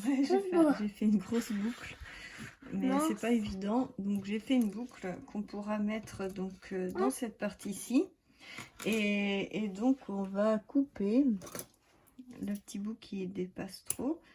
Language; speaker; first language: French; native; French